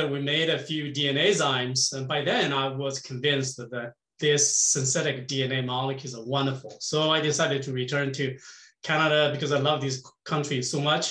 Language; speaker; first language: English; non-native, fluent; Chinese